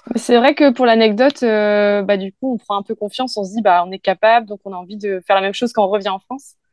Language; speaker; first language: French; native; French